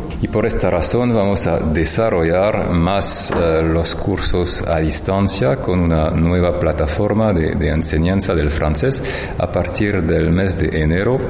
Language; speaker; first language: Spanish; non-native, fluent; French